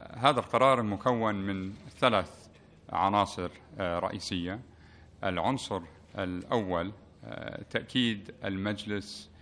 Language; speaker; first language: Arabic; native; Arabic